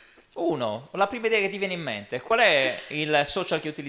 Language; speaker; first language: Italian; native; Italian